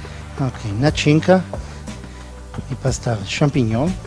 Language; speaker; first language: Russian; non-native, learner; Italian